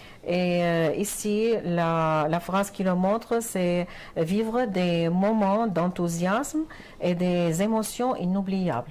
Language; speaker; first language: French; non-native, fluent; Arabic